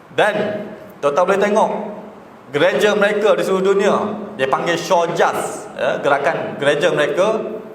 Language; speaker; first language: Malay; native; Malay